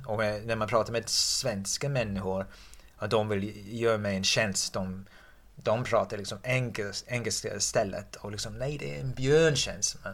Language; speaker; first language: Swedish; non-native, fluent; English